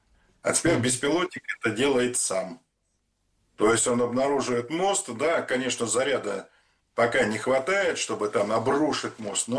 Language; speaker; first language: Russian; native; Russian